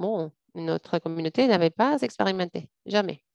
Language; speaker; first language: French; non-native, fluent; English